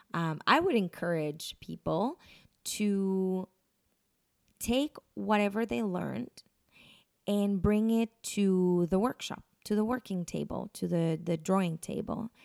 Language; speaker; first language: English; non-native, fluent; Spanish